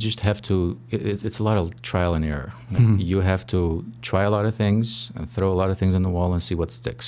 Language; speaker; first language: English; non-native, fluent; Albanian